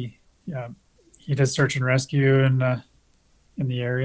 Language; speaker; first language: English; native; English